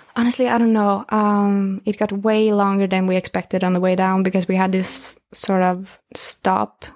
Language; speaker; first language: English; non-native, fluent; Swedish